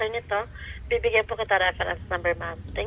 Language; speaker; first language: Filipino; native; Filipino